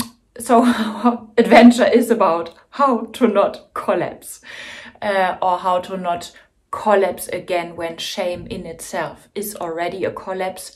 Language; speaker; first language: English; non-native, fluent; German